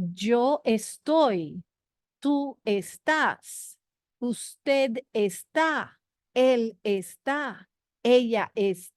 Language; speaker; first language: Spanish; non-native, fluent; English